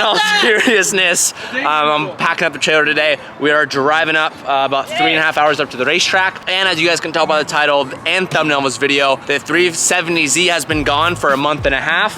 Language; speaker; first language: English; native; English